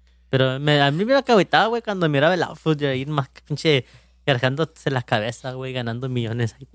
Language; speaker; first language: Spanish; early bilingual, heritage; Spanish